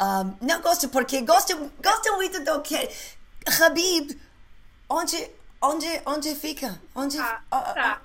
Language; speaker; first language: Portuguese; non-native, learner; English